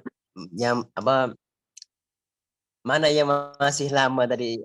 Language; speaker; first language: Indonesian; non-native, learner; Thai